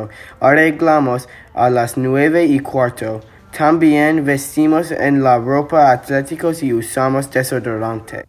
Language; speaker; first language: Spanish; non-native, learner; English